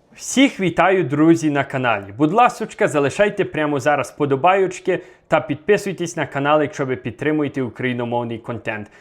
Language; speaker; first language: Ukrainian; native; Ukrainian